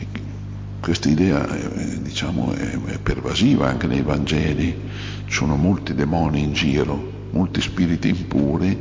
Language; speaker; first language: Italian; native; Italian